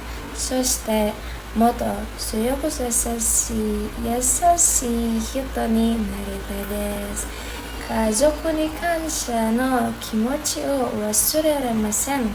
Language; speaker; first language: Japanese; non-native, learner; Indonesian